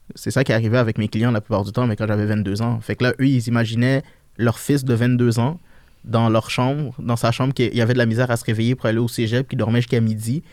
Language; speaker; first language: French; early bilingual, other home language; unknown